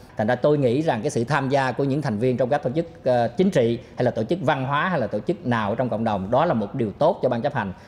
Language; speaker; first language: Vietnamese; native; Vietnamese